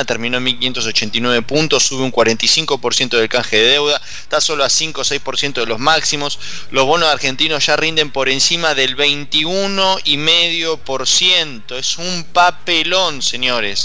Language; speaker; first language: Spanish; native; Spanish